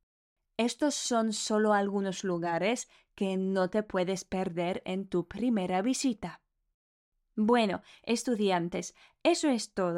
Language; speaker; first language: Spanish; non-native, fluent; Polish